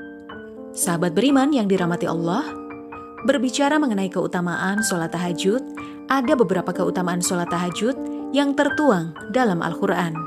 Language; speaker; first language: Indonesian; native; Indonesian